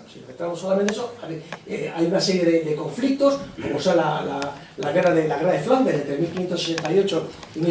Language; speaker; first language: Spanish; native; Spanish